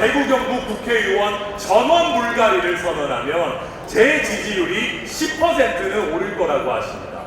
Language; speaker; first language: Korean; native; Korean